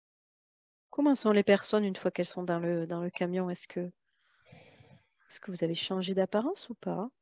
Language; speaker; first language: French; native; French